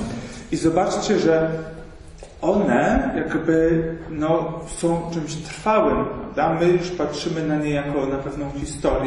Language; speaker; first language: Polish; native; Polish